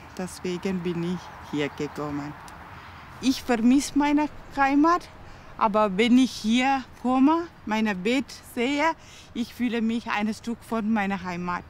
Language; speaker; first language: German; non-native, learner; Tamil